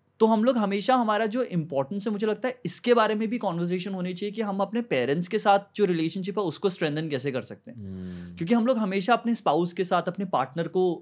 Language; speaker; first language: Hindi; native; Hindi